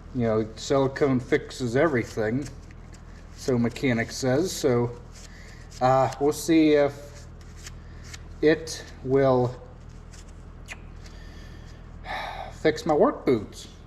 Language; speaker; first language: English; native; English